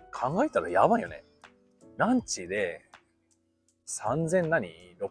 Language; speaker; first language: Japanese; non-native, fluent; English